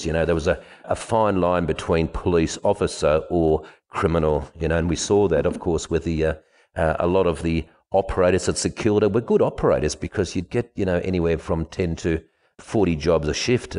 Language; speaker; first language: English; non-native, fluent; German